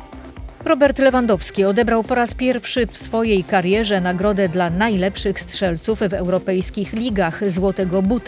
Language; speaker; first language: Polish; native; Polish